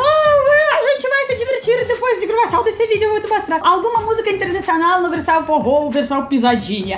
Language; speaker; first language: Portuguese; non-native, fluent; Russian